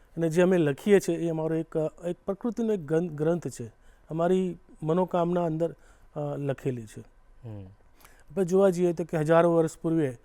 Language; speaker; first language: Gujarati; non-native, local second language; Rathawi